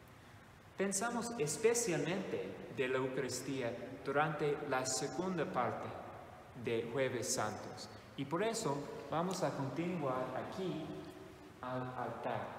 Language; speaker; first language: Spanish; non-native, fluent; English